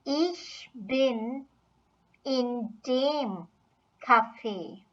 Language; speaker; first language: German; non-native, fluent; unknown